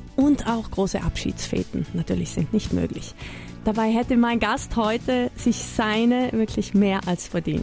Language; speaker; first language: German; native; German